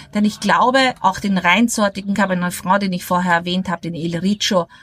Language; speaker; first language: German; native; German